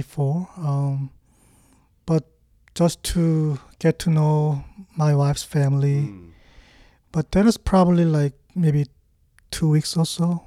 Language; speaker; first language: English; non-native, fluent; Korean